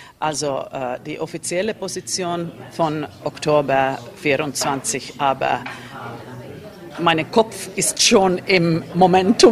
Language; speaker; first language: German; non-native, learner; Finnish